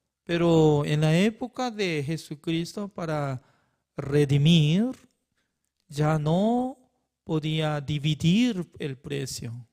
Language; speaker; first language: Spanish; non-native, fluent; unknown